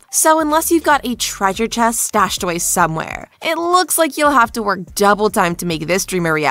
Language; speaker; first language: English; native; English